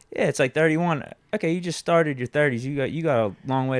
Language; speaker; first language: English; native; English